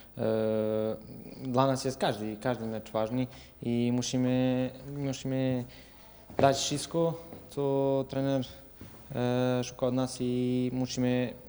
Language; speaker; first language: Polish; non-native, learner; Serbian